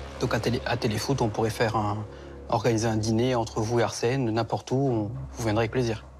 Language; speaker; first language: French; native; French